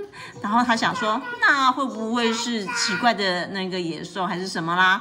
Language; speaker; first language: Chinese; native; Chinese